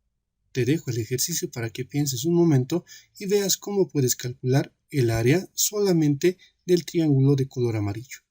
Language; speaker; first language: Spanish; native; Spanish